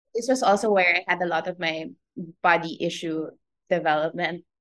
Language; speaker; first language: English; non-native, local second language; Cebuano